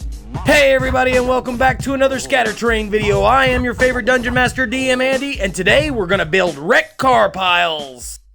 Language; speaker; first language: English; native; English